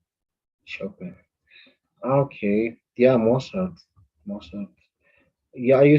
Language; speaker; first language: English; non-native, fluent; Spanish